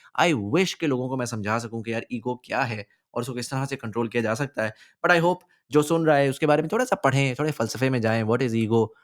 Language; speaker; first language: Urdu; native; Urdu